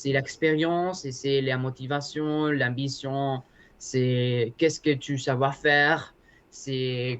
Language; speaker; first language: French; non-native, learner; Spanish